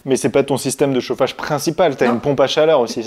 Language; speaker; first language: French; native; French